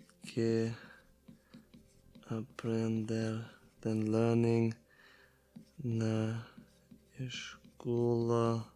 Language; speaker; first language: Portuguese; non-native, learner; German